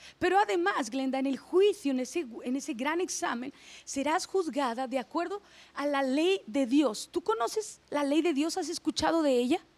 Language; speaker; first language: Spanish; native; Spanish